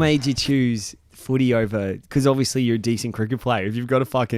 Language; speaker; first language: English; native; English